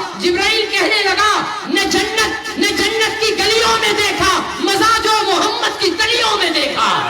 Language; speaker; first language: Urdu; non-native, local second language; Sindhi